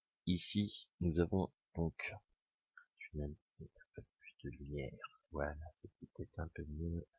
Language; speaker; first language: French; native; French